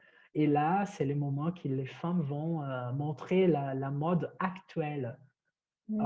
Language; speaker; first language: French; non-native, fluent; Portuguese